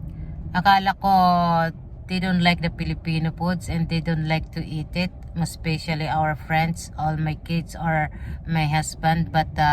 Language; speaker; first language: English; non-native, learner; Filipino